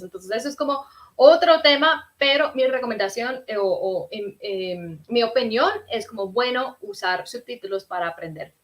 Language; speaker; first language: Spanish; early bilingual, heritage; Spanish